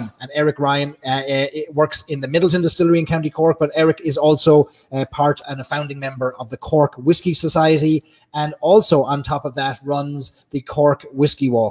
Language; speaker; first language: English; native; English